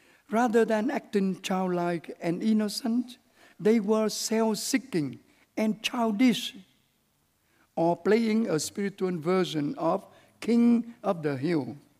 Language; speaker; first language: English; early bilingual, other home language; Vietnamese